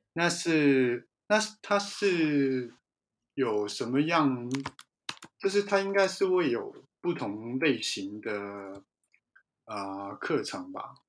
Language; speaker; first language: Chinese; native; Chinese